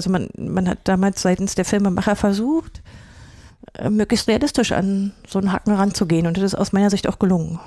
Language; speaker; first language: German; native; German